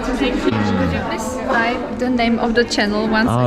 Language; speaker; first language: English; non-native, learner; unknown